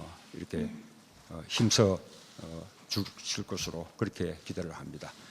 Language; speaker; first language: Korean; native; Korean